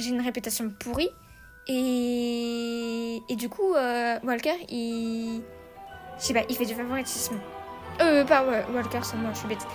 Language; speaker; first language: French; native; French